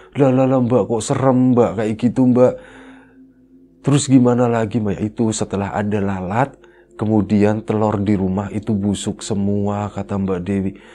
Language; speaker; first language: Indonesian; native; Indonesian